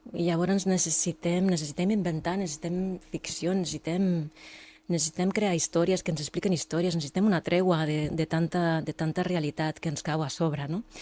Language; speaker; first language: Catalan; non-native, local second language; Spanish